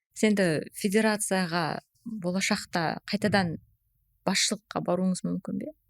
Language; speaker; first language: Kazakh; native; Kazakh